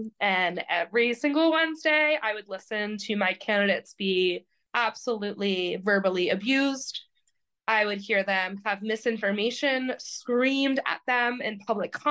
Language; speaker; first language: English; native; English